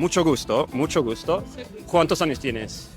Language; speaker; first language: Spanish; non-native, fluent; English